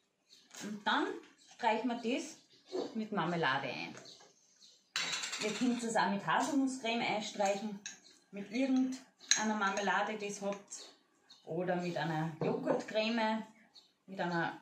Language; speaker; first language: German; native; German